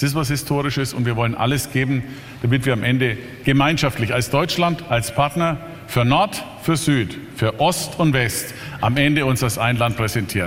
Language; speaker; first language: German; native; German